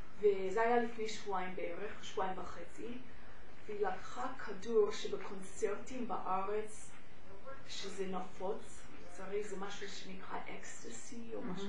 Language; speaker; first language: Hebrew; non-native, fluent; English